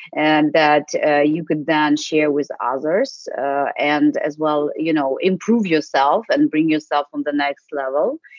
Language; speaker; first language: English; non-native, fluent; Ukrainian